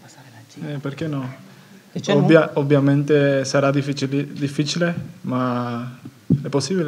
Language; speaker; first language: Italian; non-native, fluent; Spanish